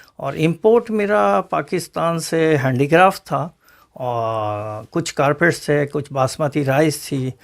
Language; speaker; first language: Urdu; native; Urdu